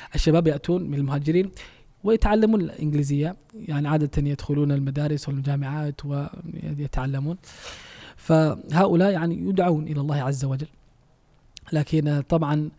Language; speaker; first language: Arabic; non-native, fluent; Danish